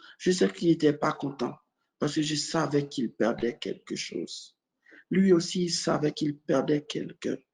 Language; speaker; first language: French; non-native, local second language; Haitian Creole